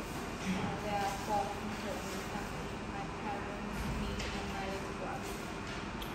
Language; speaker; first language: English; non-native, learner; Vietnamese